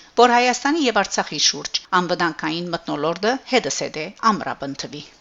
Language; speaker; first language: Armenian; early bilingual, heritage; Armenian